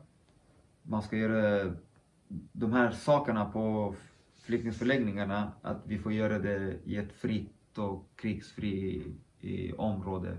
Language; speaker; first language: Swedish; early bilingual, other home language; Kurdish